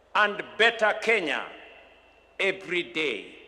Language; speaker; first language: English; non-native, local second language; Kalenjin